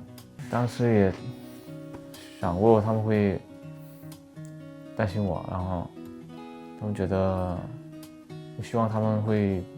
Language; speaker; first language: Chinese; non-native, fluent; Korean